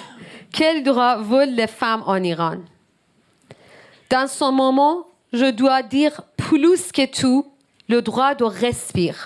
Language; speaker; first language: French; non-native, learner; Persian